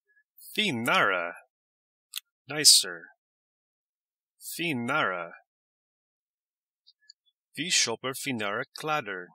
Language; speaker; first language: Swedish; non-native, learner; English